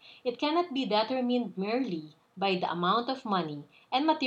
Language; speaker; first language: English; non-native, local second language; Filipino